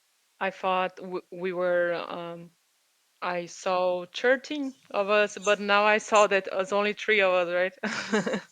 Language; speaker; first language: English; non-native, learner; Portuguese